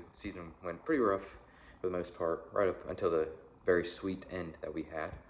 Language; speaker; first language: English; native; English